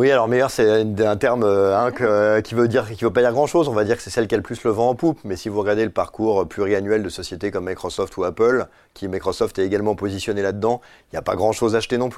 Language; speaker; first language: French; native; French